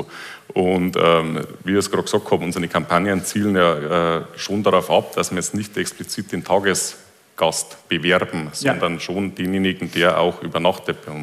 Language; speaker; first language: German; native; German